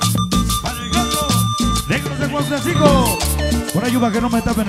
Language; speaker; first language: Spanish; native; Spanish